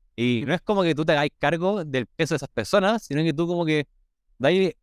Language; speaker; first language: Spanish; native; Spanish